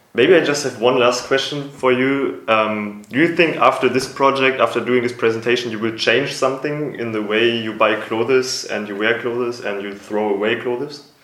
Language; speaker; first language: English; non-native, fluent; German